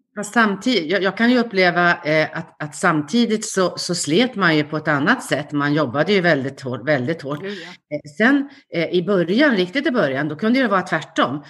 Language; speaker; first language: Swedish; native; Swedish